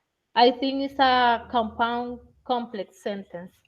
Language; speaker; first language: English; non-native, learner; Spanish